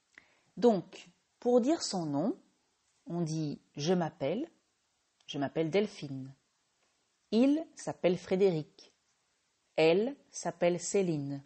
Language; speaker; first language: French; native; French